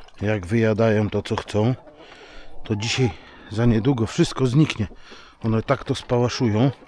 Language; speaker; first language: Polish; native; Polish